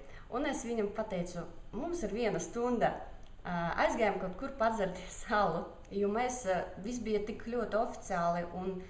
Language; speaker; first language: Latvian; non-native, local second language; Russian